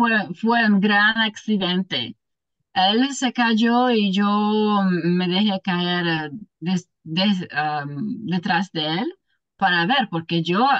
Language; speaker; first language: Spanish; non-native, learner; English